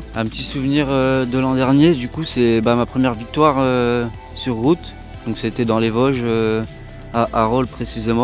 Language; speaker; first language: French; native; French